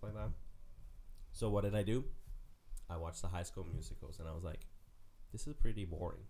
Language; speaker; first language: English; non-native, fluent; Spanish